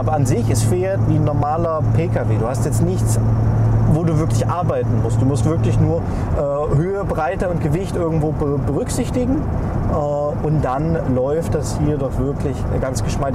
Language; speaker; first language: German; native; German